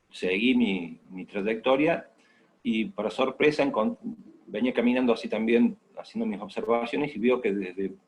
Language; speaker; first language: Spanish; native; Spanish